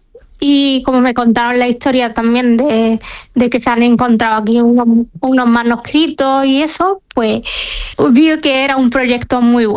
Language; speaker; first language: Spanish; non-native, fluent; Arabic